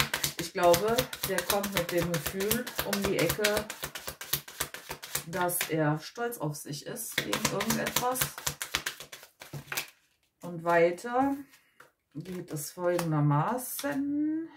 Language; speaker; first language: German; native; German